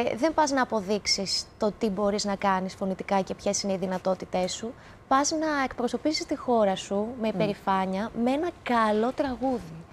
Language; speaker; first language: Greek; early bilingual, other home language; Romanian